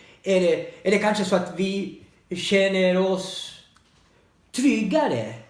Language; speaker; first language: Swedish; non-native, learner; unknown